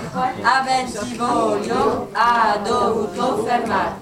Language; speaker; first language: Italian; non-native, fluent; French